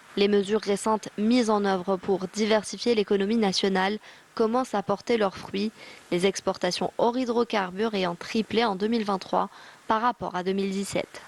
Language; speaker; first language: French; non-native, local second language; Arabic